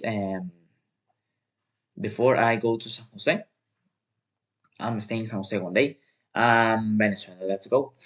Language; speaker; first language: English; non-native, learner; Spanish